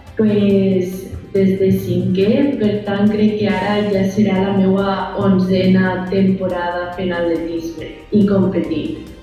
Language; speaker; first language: Catalan; native; Catalan